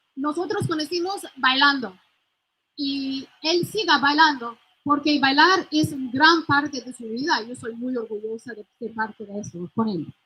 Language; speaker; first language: Spanish; non-native, fluent; English